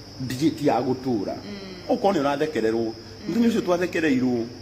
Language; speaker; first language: Kikuyu; native; Kikuyu